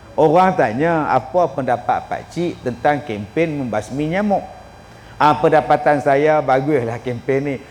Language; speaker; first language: Malay; native; Malay